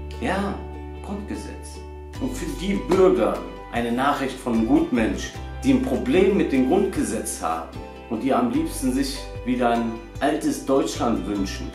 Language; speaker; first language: German; early bilingual, other home language; Albanian